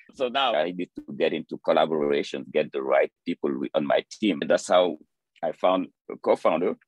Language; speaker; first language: English; non-native, fluent; French